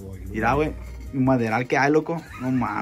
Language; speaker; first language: Spanish; native; Spanish